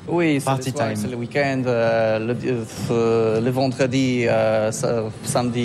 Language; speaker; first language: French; non-native, learner; Polish